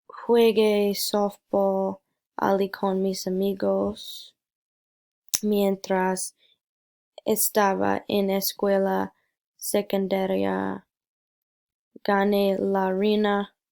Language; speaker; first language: Spanish; non-native, learner; English